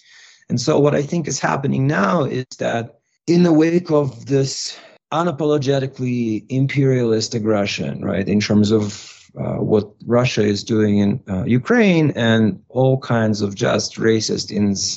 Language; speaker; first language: English; non-native, fluent; Russian